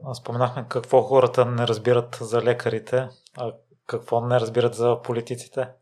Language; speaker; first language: Bulgarian; native; Bulgarian